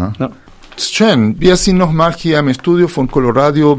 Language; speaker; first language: German; non-native, fluent; Spanish